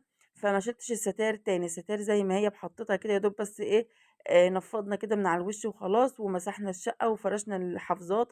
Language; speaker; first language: Arabic; native; Arabic